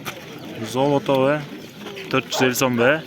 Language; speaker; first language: Russian; non-native, local second language; Kyrgyz